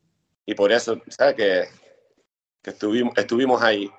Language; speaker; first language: Spanish; native; Spanish